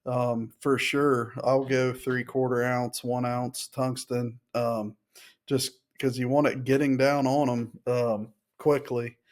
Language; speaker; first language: English; native; English